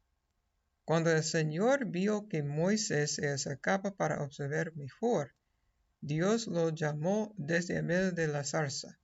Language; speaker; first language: Spanish; non-native, fluent; English